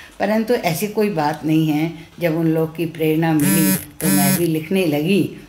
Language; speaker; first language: Hindi; non-native, local second language; Tamil